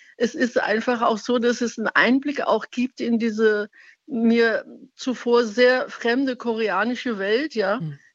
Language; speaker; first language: German; non-native, fluent; Persian